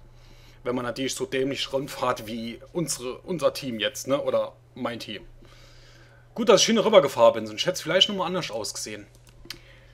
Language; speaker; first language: German; native; German